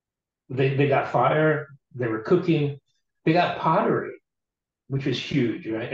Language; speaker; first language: English; native; English